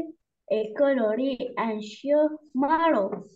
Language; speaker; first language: French; non-native, learner; Arabic